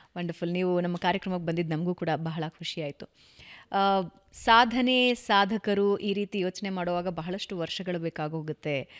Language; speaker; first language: Kannada; native; Kannada